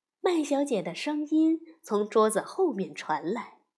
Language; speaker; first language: Chinese; native; Chinese